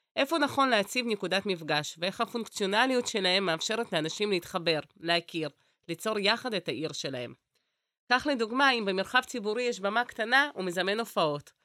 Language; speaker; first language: Hebrew; early bilingual, other home language; Russian